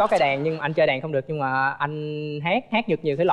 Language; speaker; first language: Vietnamese; native; Vietnamese